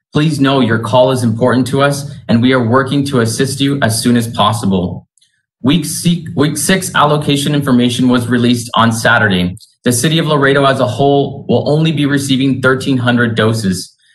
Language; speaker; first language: English; native; English